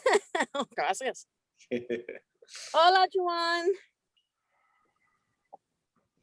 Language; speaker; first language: Spanish; non-native, learner; English